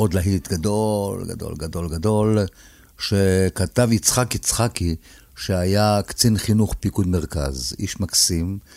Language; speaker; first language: Hebrew; native; Hebrew